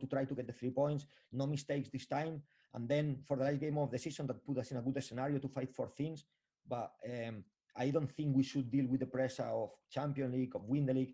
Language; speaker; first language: English; non-native, fluent; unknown